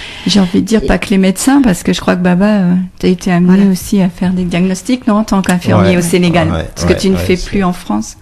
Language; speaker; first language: French; native; French